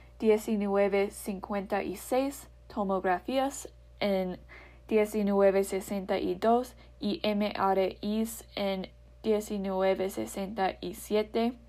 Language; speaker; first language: Spanish; non-native, learner; English